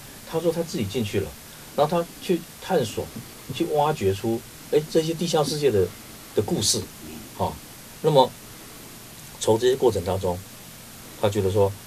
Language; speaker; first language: Chinese; native; Chinese